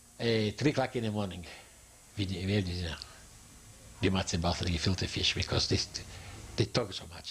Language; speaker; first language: English; non-native, learner; Yiddish